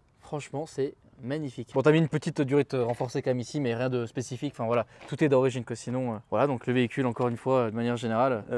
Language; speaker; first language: French; early bilingual, other home language; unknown